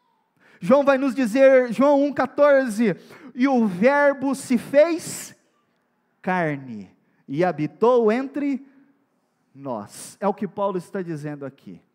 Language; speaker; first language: Portuguese; native; Portuguese